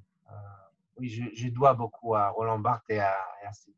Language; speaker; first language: French; non-native, fluent; Hebrew